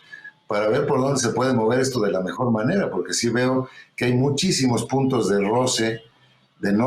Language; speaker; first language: Spanish; native; Spanish